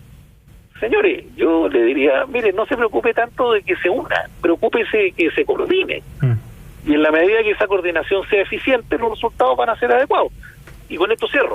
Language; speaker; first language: Spanish; native; Spanish